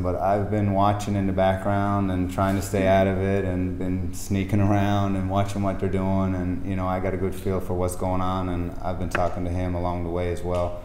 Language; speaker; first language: English; native; English